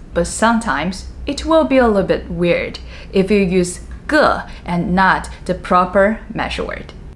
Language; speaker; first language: English; non-native, fluent; Chinese